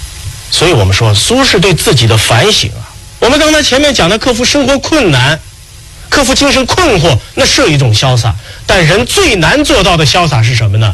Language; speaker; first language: Chinese; native; Chinese